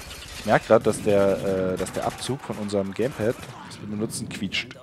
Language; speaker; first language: German; native; German